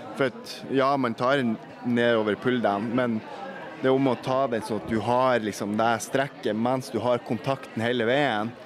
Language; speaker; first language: Norwegian; native; Norwegian